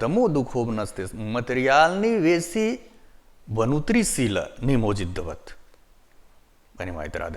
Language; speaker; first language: Russian; non-native, learner; Hindi